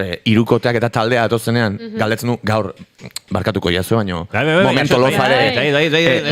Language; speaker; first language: Basque; native; Basque